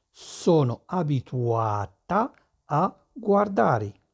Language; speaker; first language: Italian; non-native, fluent; Arabic